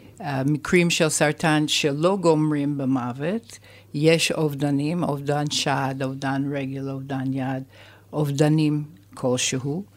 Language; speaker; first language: Hebrew; non-native, fluent; English